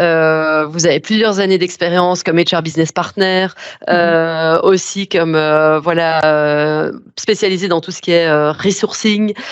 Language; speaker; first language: French; native; French